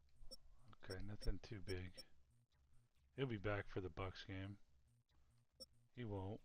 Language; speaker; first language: English; native; English